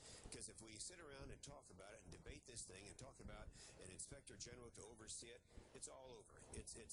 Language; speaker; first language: English; native; English